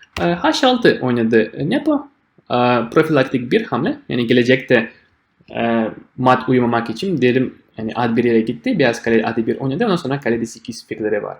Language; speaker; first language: Turkish; non-native, fluent; Russian